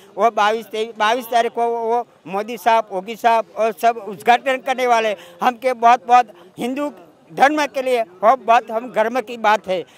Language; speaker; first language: Hindi; non-native, local second language; Gujarati